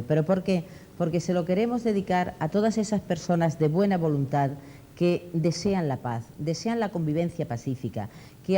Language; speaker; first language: Spanish; native; Spanish